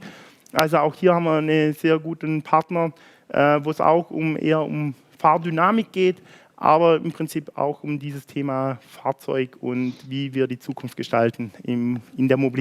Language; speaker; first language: German; native; German